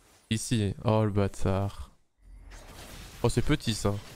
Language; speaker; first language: French; native; French